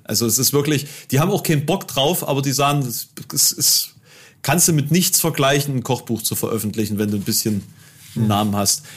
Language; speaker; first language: German; native; German